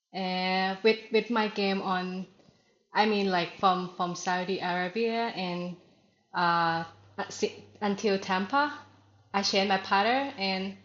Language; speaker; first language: English; non-native, learner; Thai